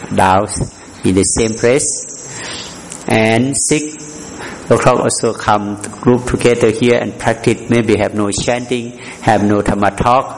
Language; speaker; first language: English; non-native, learner; Thai